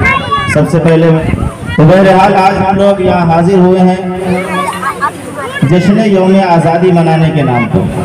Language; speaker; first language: Urdu; native; Urdu